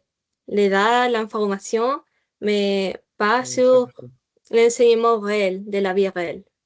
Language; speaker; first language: French; non-native, learner; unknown